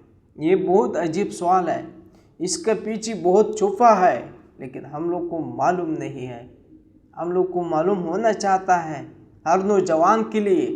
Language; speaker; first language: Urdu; non-native, local second language; Pashto